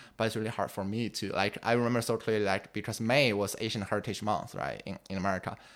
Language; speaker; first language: English; non-native, fluent; Chinese